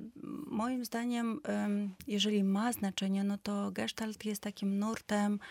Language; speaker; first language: Polish; non-native, fluent; Ukrainian